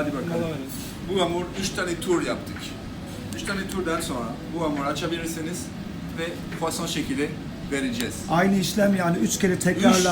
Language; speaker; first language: Turkish; non-native, learner; French